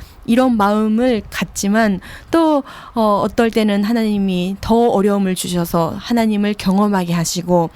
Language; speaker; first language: Korean; early bilingual, heritage; Korean